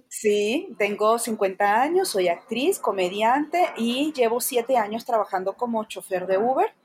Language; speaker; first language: Spanish; native; Spanish